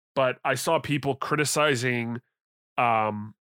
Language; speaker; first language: English; native; English